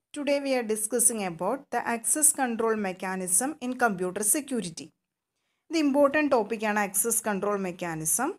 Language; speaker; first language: English; non-native, local second language; Malayalam